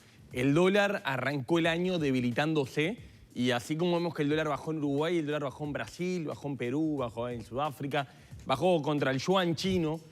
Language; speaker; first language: Spanish; native; Spanish